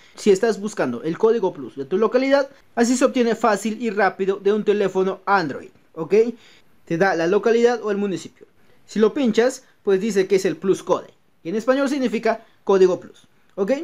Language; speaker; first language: Spanish; native; Spanish